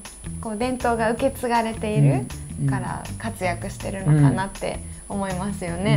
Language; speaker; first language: Japanese; native; Japanese